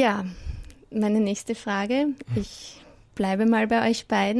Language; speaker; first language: German; native; German